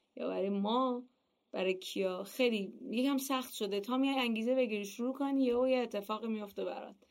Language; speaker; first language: Persian; native; Persian